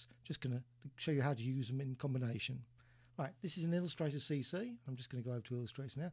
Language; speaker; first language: English; native; English